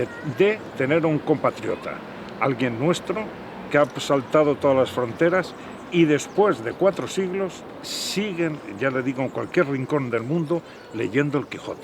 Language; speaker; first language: Spanish; native; Spanish